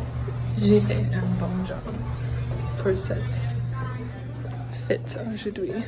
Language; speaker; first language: French; non-native, local second language; English